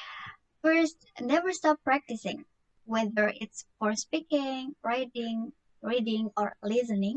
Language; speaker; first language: English; non-native, learner; Indonesian